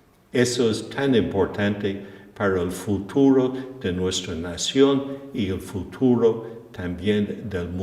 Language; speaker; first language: Spanish; non-native, fluent; English